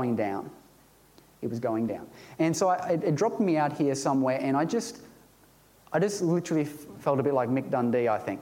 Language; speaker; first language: English; native; English